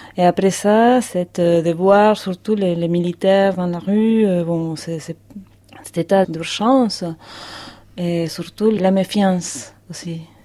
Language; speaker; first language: French; non-native, fluent; Spanish